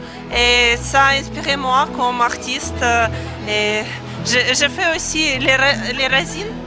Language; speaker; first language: French; non-native, learner; Ukrainian